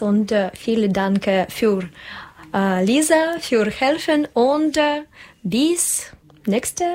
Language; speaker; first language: German; non-native, learner; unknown